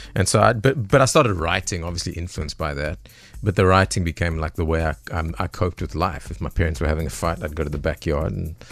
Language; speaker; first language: English; native; English